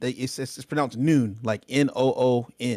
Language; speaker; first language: English; native; English